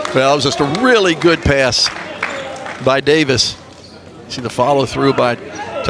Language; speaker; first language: English; native; English